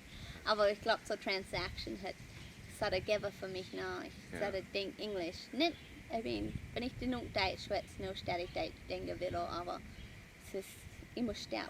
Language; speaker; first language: German; early bilingual, heritage; Pennsylvania German